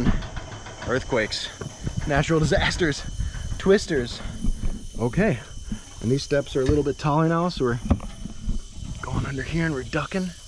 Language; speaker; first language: English; native; English